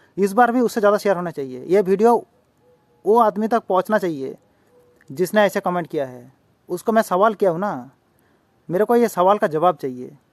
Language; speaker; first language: Hindi; non-native, local second language; Bangla